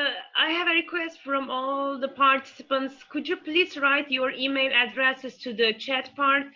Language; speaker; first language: English; non-native, fluent; Turkish